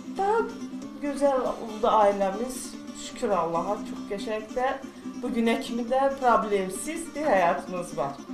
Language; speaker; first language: Azerbaijani; non-native, local second language; Georgian